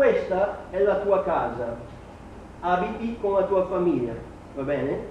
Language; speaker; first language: Italian; non-native, fluent; Portuguese